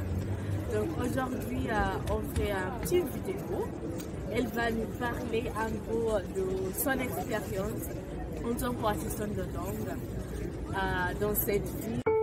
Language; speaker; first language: French; non-native, fluent; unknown